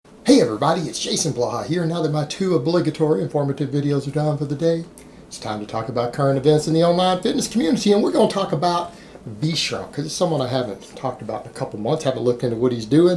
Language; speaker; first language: English; native; English